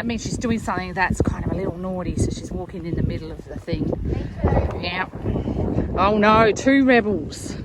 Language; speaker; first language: English; native; English